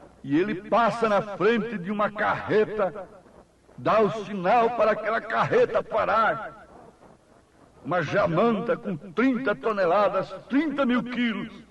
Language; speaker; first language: Portuguese; native; Portuguese